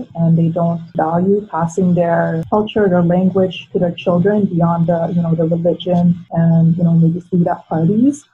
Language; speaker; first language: English; non-native, fluent; Filipino